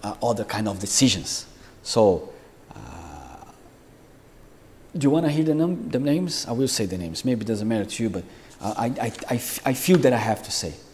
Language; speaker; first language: English; non-native, fluent; Portuguese